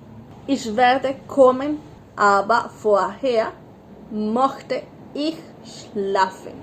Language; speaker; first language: German; non-native, fluent; Spanish